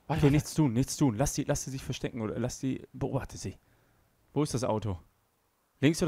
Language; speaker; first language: German; native; German